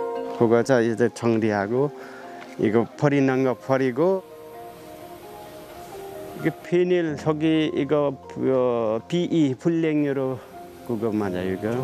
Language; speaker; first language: Korean; non-native, learner; Nepali